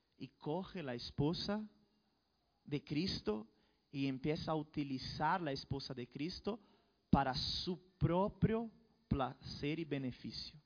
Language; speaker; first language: Spanish; non-native, fluent; Portuguese